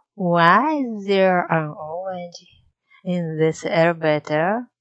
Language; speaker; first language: English; non-native, learner; Japanese